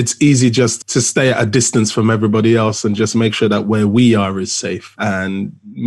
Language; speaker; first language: English; native; English